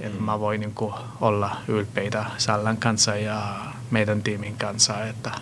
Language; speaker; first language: Finnish; non-native, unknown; Italian